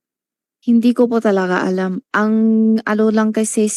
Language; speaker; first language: Filipino; non-native, local second language; Chinese